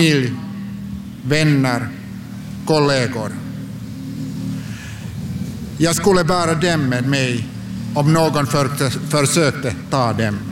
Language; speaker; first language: Swedish; non-native, local second language; Finnish